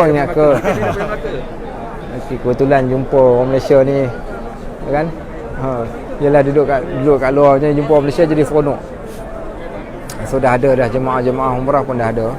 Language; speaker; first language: Malay; native; Malay